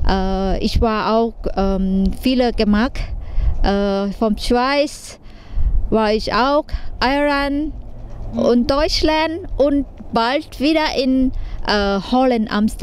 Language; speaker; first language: German; non-native, learner; Thai